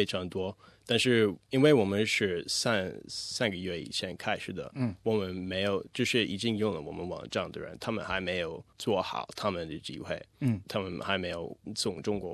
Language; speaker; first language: Chinese; non-native, fluent; English